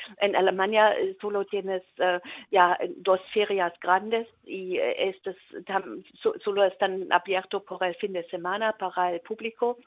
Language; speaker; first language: Spanish; non-native, learner; German